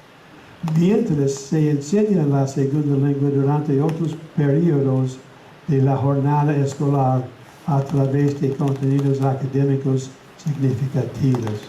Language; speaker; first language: Spanish; non-native, fluent; English